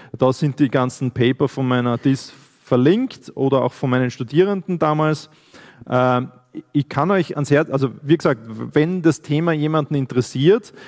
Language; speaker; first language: German; native; German